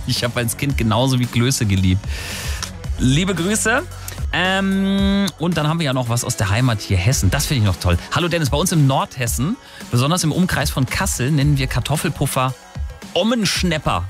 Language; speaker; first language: German; native; German